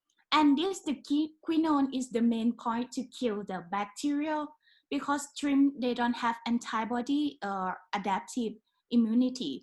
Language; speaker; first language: English; non-native, learner; Thai